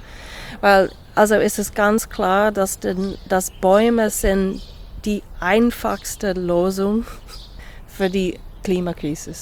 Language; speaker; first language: German; non-native, fluent; English